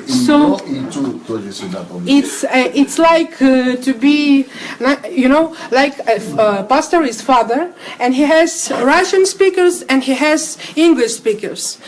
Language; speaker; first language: English; non-native, learner; Russian